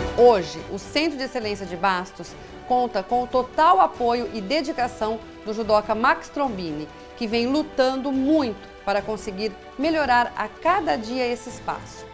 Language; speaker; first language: Portuguese; native; Portuguese